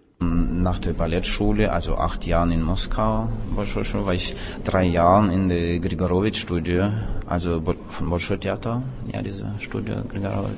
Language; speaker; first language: German; non-native, fluent; Russian